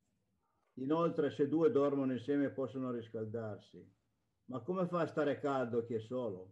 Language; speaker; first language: Italian; native; Italian